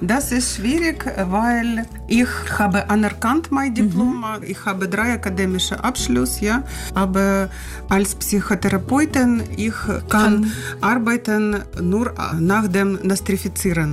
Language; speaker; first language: German; non-native, learner; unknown